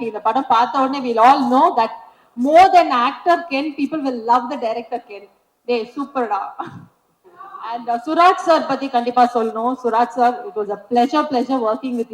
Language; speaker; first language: Tamil; native; Tamil